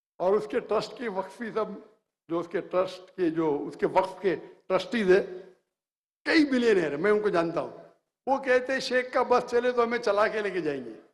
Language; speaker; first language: Hindi; native; Hindi